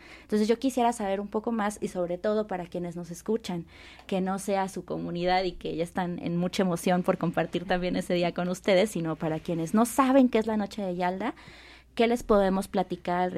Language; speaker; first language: Spanish; native; Spanish